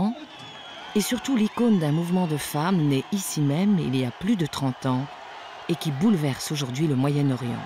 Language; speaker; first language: French; native; French